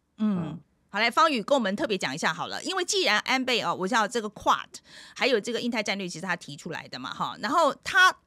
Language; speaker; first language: Chinese; native; Chinese